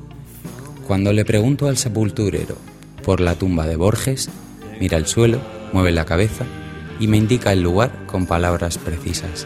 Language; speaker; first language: Spanish; native; Spanish